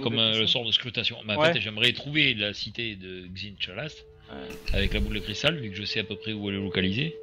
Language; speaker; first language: French; native; French